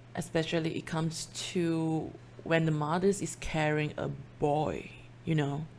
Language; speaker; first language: English; non-native, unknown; Chinese